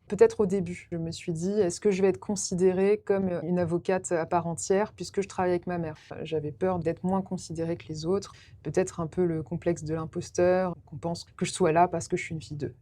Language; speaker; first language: French; native; French